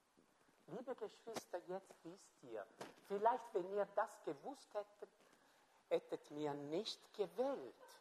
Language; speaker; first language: German; non-native, fluent; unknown